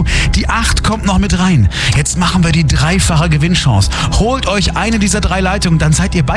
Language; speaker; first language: German; native; German